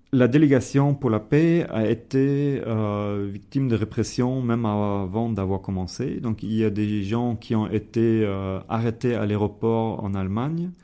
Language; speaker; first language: French; non-native, fluent; German